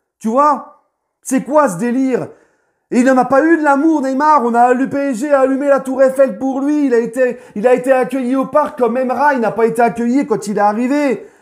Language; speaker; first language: French; native; French